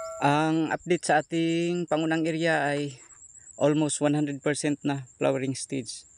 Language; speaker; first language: Filipino; non-native, local second language; Cebuano